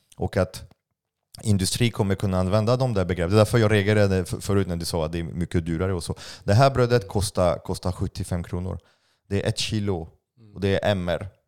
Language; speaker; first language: Swedish; non-native, fluent; French